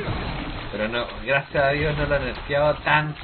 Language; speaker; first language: Spanish; native; Spanish